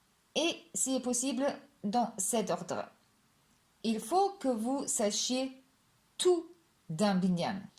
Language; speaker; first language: French; non-native, fluent; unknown